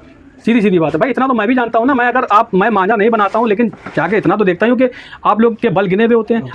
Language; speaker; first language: Hindi; native; Hindi